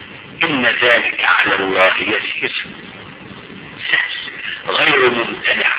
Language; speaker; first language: Arabic; native; Arabic